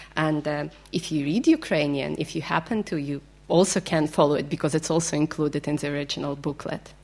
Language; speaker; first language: English; non-native, fluent; Ukrainian